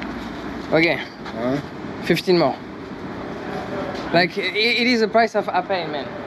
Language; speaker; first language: English; non-native, learner; French